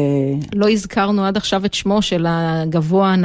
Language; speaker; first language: Hebrew; native; Hebrew